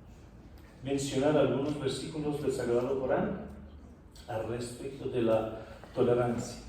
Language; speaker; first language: Spanish; non-native, fluent; Persian